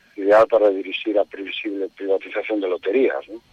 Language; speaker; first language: Spanish; non-native, local second language; Galician